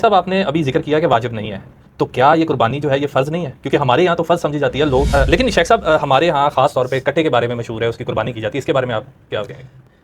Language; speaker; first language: Urdu; non-native, local second language; Punjabi